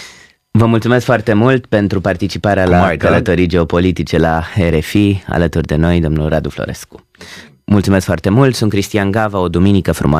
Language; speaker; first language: Romanian; native; Romanian